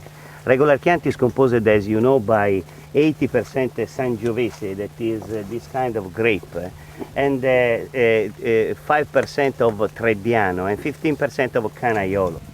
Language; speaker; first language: English; non-native, fluent; Italian